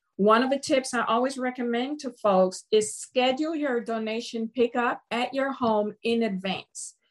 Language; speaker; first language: English; non-native, fluent; Spanish